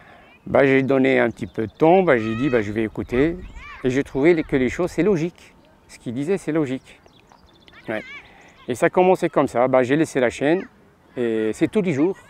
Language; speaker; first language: French; non-native, local second language; Arabic